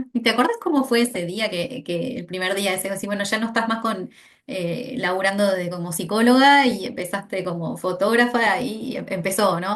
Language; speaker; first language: Spanish; native; Spanish